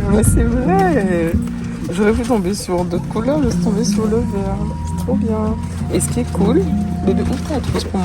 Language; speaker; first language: French; native; French